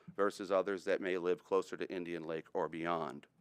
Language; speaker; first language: English; native; English